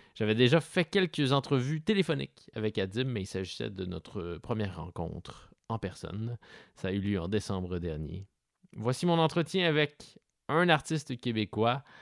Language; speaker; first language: French; native; French